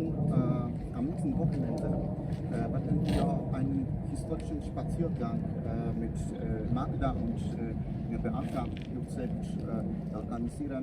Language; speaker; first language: German; non-native, learner; Polish